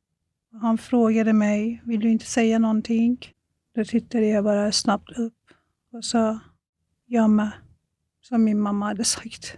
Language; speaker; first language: Swedish; non-native, fluent; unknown